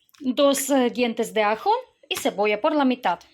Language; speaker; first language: Spanish; non-native, learner; Ukrainian